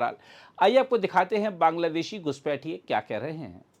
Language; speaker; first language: Hindi; native; Hindi